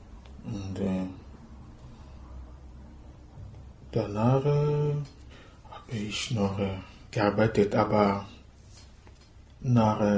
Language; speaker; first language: German; non-native, learner; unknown